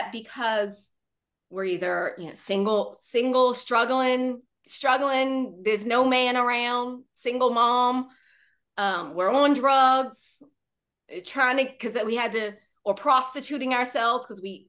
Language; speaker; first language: English; native; English